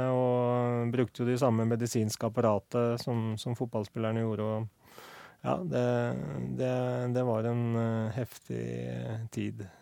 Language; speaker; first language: Norwegian; native; Norwegian